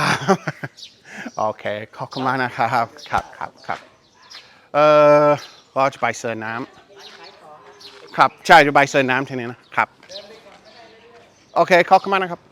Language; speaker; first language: Thai; non-native, learner; English